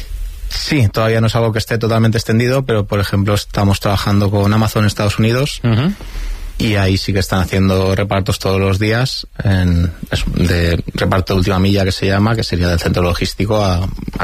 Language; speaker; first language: Spanish; native; Spanish